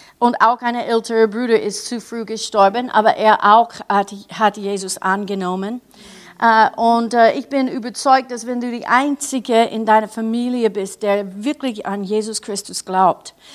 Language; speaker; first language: German; non-native, fluent; English